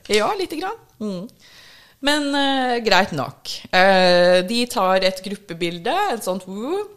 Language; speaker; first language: Norwegian; early bilingual, other home language; English